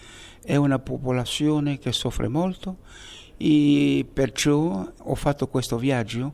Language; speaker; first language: Italian; non-native, fluent; Haitian Creole